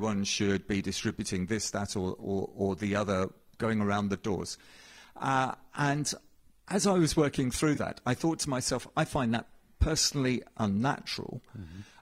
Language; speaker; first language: English; native; English